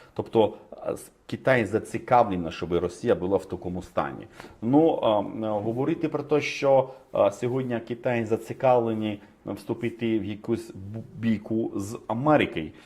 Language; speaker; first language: Ukrainian; non-native, fluent; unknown